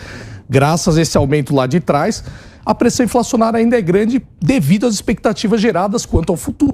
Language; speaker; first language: Portuguese; native; Portuguese